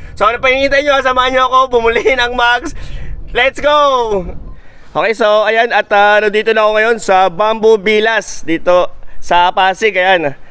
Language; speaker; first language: Filipino; native; Filipino